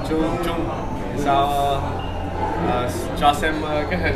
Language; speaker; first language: Vietnamese; early bilingual, heritage; English